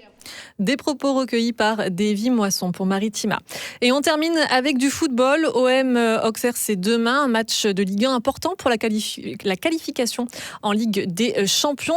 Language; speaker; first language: French; native; French